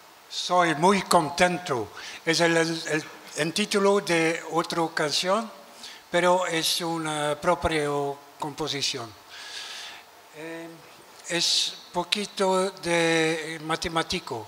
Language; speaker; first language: Spanish; non-native, learner; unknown